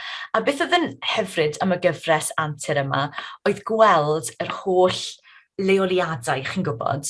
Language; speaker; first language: Welsh; native; Welsh